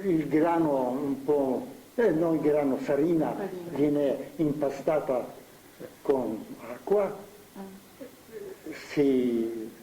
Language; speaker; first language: Italian; non-native, fluent; Slovenian